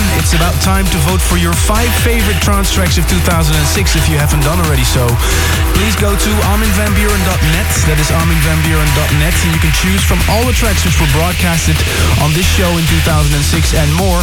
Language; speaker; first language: English; non-native, fluent; Dutch